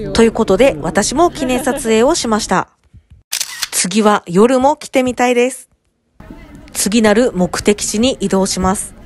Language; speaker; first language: Japanese; native; Japanese